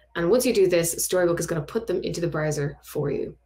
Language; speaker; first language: English; native; English